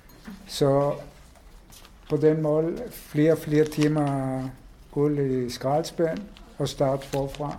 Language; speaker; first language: Danish; non-native, fluent; Hebrew